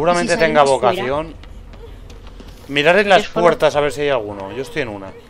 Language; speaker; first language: Spanish; native; Spanish